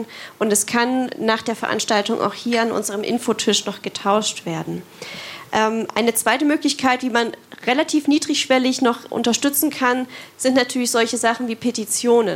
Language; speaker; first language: German; native; German